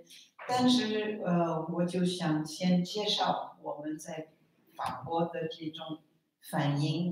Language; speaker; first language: Chinese; non-native, fluent; French